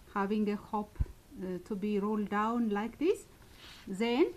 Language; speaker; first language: English; non-native, local second language; Amharic